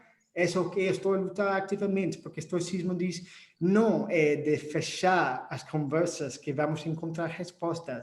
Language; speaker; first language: Portuguese; non-native, fluent; English